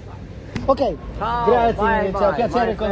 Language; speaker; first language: Italian; non-native, learner; Polish